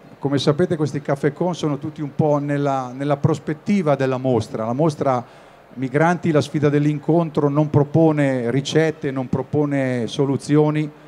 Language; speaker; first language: Italian; native; Italian